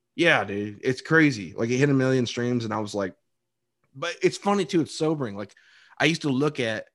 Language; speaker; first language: English; native; English